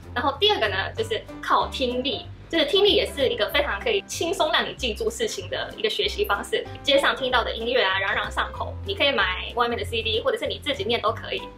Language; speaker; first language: Chinese; non-native, fluent; Japanese